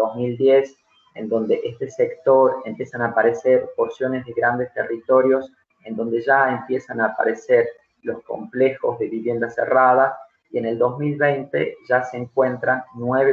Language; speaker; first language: Spanish; native; Spanish